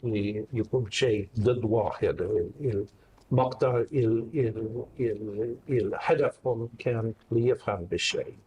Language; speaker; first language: Arabic; non-native, fluent; English